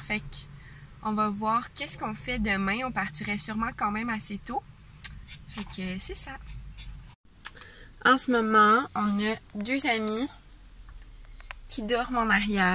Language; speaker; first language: French; native; French